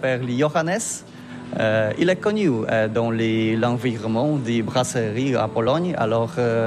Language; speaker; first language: French; non-native, learner; Polish